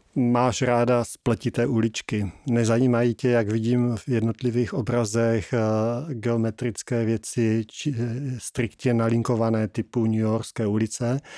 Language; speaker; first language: Czech; native; Czech